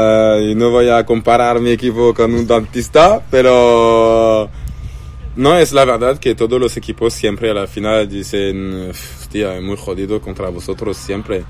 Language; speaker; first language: Spanish; non-native, learner; French